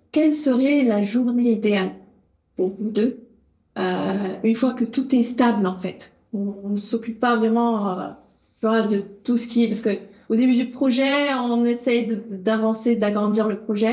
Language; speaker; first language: French; native; French